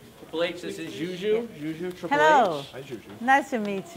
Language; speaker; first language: English; non-native, learner; Portuguese